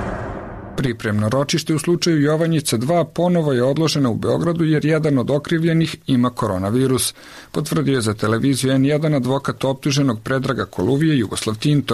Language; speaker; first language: Croatian; native; Croatian